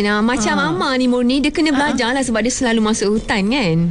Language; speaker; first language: Malay; native; Malay